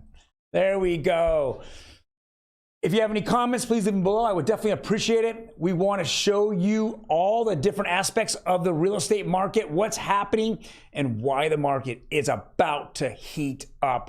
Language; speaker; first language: English; native; English